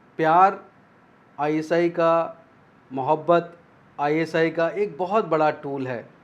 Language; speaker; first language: Hindi; native; Hindi